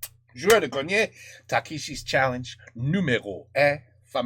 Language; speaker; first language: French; non-native, fluent; English